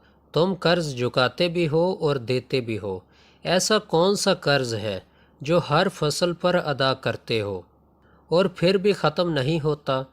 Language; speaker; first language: Urdu; native; Urdu